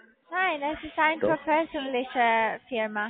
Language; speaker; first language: German; non-native, learner; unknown